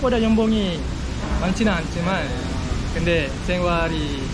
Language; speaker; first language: Korean; non-native, fluent; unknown